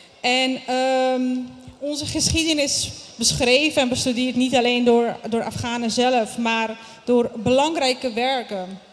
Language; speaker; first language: Dutch; non-native, fluent; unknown